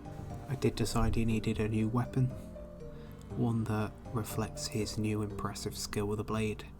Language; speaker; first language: English; native; English